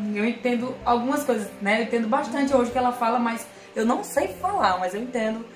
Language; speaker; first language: Portuguese; native; Portuguese